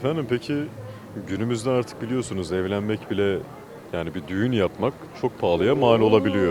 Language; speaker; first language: Turkish; native; Turkish